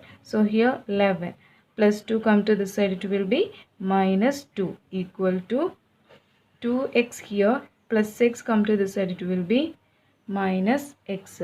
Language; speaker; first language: English; non-native, local second language; Malayalam